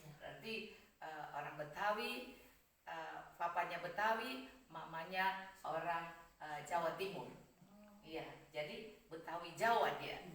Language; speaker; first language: Indonesian; native; Indonesian